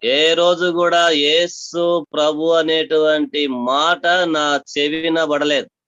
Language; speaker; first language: Telugu; non-native, local second language; Tamil